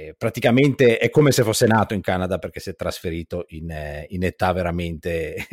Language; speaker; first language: Italian; native; Italian